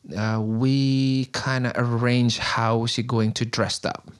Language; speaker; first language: English; non-native, fluent; Indonesian